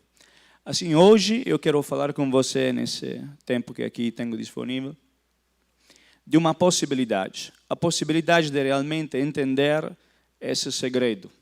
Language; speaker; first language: Portuguese; non-native, fluent; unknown